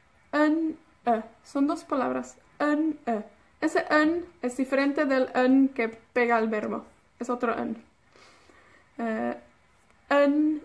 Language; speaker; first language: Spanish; non-native, fluent; Welsh